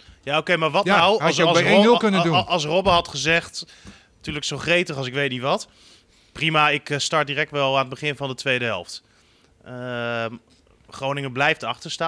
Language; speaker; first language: Dutch; native; Dutch